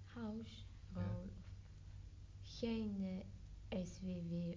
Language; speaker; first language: Dutch; non-native, learner; Arabic